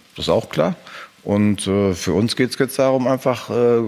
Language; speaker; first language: German; native; German